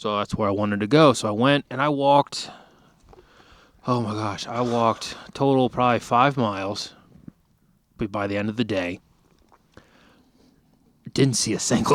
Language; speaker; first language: English; native; English